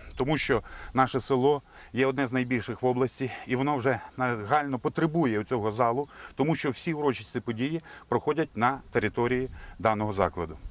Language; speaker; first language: Ukrainian; native; Ukrainian